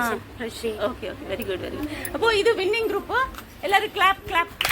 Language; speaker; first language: Malayalam; non-native, local second language; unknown